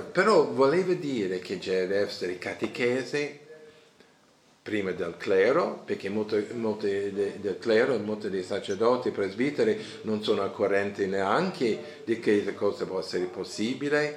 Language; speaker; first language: Italian; non-native, fluent; French